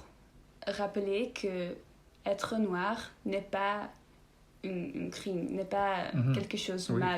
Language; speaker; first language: French; non-native, learner; Dutch